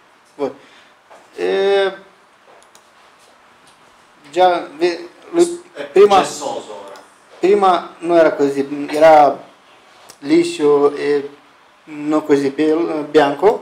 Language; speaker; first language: Italian; non-native, learner; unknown